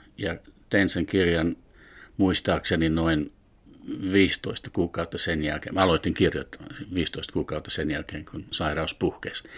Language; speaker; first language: Finnish; non-native, fluent; English